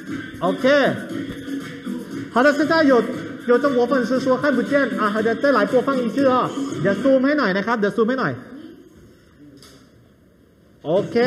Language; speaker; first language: Chinese; non-native, fluent; Thai